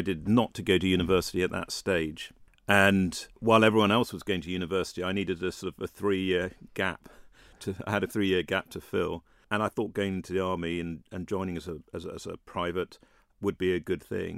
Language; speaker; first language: English; native; English